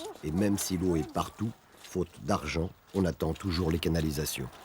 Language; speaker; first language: French; native; French